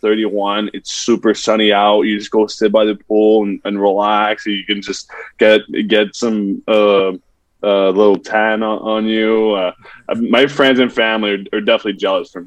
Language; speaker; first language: English; non-native, fluent; French